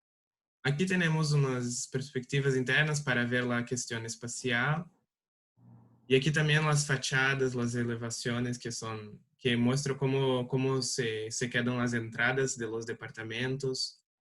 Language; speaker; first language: Spanish; non-native, learner; Portuguese